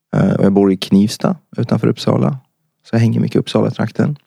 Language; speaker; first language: Swedish; early bilingual, other home language; Persian